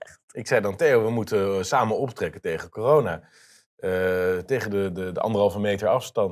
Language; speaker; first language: Dutch; native; Dutch